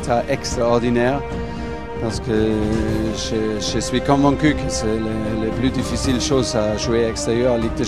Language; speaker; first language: French; non-native, learner; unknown